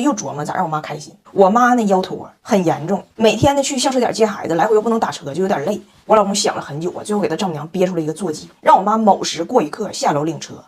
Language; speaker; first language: Chinese; native; Chinese